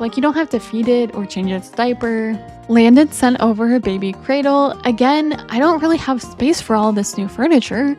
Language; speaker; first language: English; native; English